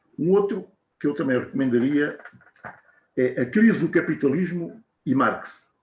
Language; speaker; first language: Portuguese; native; Portuguese